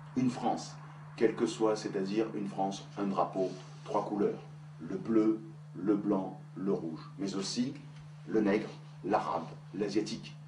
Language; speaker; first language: French; native; French